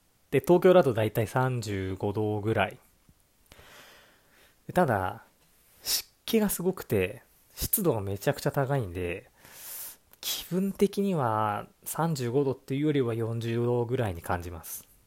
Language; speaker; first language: Japanese; native; Japanese